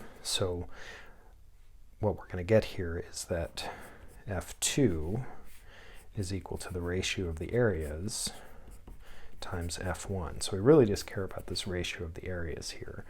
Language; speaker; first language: English; native; English